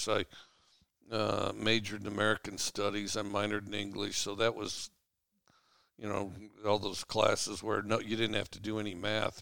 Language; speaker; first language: English; native; English